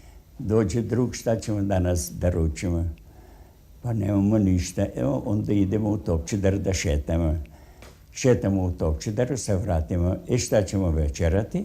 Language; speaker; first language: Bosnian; non-native, fluent; Russian